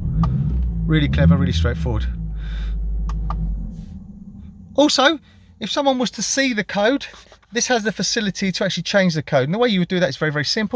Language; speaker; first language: English; native; English